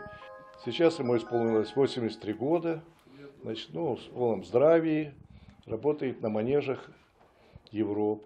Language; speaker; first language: Russian; native; Russian